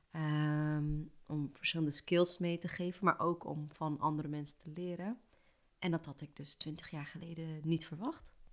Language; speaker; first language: Dutch; native; Dutch